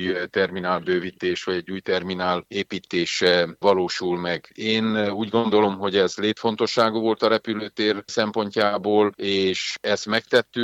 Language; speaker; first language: Hungarian; native; Hungarian